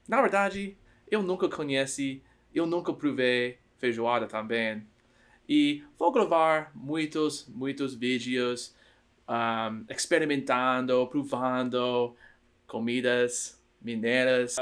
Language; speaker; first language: Portuguese; non-native, learner; English